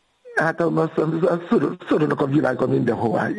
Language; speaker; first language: Hungarian; non-native, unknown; Yoruba